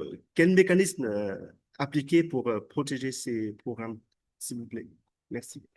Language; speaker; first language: French; non-native, fluent; Vietnamese